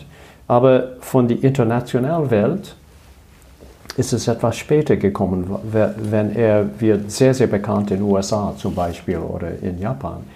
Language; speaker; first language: German; non-native, learner; English